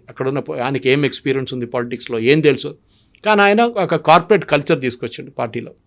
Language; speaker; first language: Telugu; non-native, local second language; Malayalam